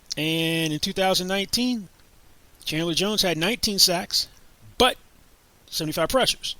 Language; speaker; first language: English; native; English